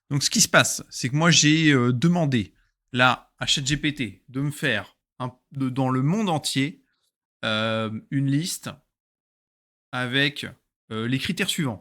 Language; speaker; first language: French; native; French